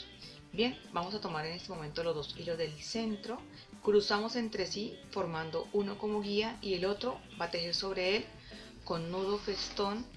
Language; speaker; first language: Spanish; native; Spanish